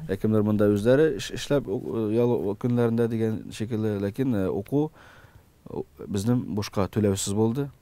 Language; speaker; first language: Tatar; early bilingual, heritage; Tatar